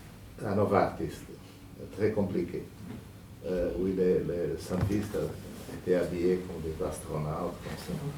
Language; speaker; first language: French; non-native, fluent; Portuguese